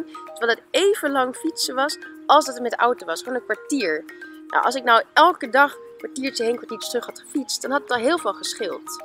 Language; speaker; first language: Dutch; native; Dutch